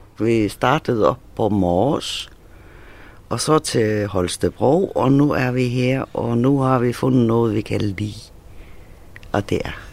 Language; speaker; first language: Danish; non-native, local second language; Faroese